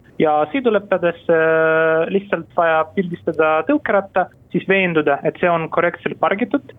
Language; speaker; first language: Estonian; non-native, local second language; Russian